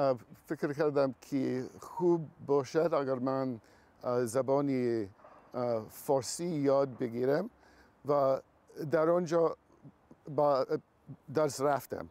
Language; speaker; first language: Persian; non-native, learner; English